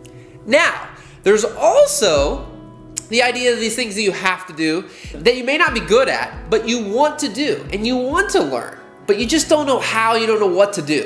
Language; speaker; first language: English; native; English